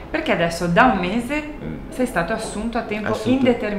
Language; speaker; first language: Italian; native; Italian